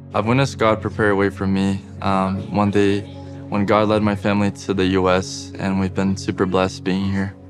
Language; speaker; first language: English; non-native, fluent; Portuguese